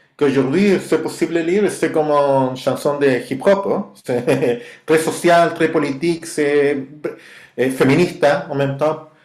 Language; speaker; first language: French; non-native, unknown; Spanish